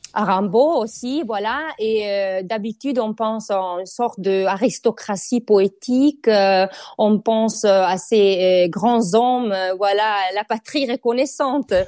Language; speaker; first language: French; non-native, fluent; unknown